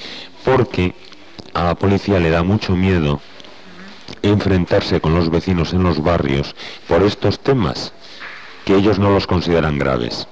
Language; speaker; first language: Spanish; native; Spanish